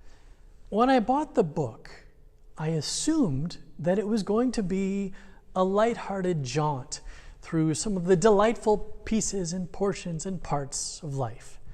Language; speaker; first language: English; native; English